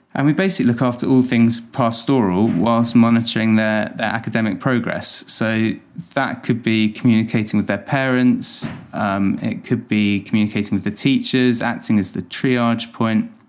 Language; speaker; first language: English; native; English